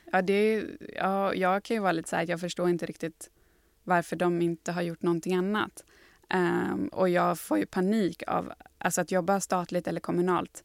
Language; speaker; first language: Swedish; native; Swedish